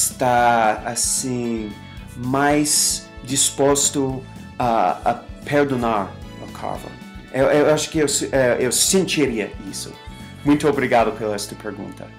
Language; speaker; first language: Portuguese; non-native, fluent; English